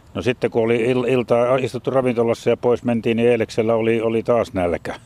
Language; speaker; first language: Finnish; native; Finnish